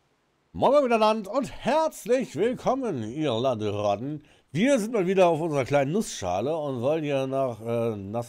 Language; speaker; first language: German; native; German